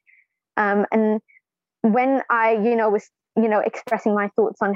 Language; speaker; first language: English; native; English